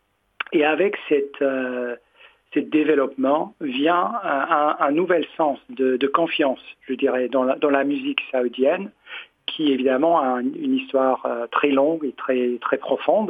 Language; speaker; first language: French; non-native, fluent; English